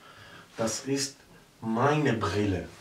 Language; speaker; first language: German; non-native, learner; Arabic